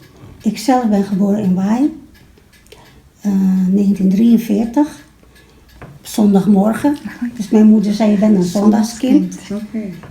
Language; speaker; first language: Dutch; early bilingual, other home language; Malay